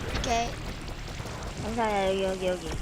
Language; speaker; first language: Korean; native; Korean